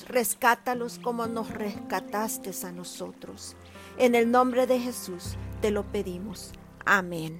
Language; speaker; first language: Spanish; native; Spanish